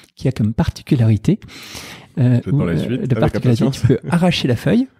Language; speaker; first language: French; native; French